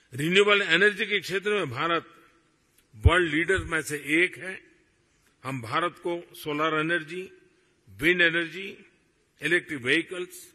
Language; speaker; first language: Hindi; non-native, local second language; Gujarati